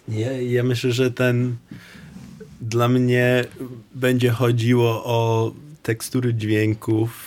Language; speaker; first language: Polish; non-native, learner; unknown